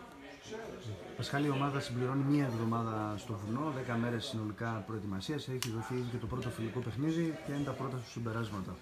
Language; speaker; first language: Greek; native; Greek